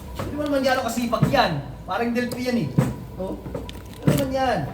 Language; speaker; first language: Filipino; non-native, local second language; Cebuano